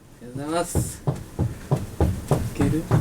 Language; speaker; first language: Japanese; native; Japanese